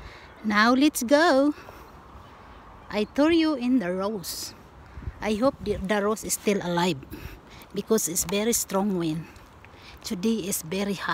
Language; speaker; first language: English; non-native, learner; Filipino